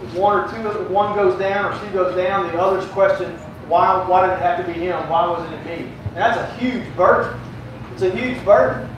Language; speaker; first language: English; native; English